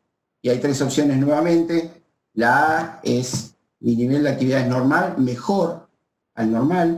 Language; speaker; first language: Spanish; native; Spanish